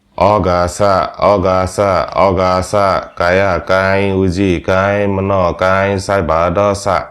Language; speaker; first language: Bangla; non-native, local second language; Marma